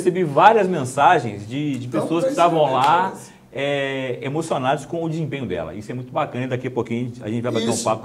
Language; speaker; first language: Portuguese; native; Portuguese